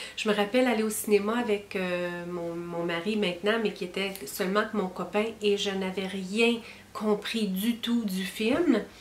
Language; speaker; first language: French; native; French